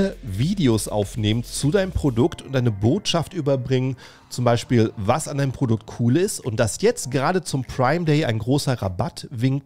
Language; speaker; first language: German; native; German